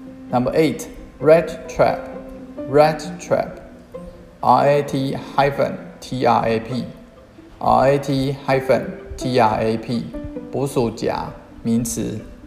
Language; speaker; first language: English; non-native, fluent; Chinese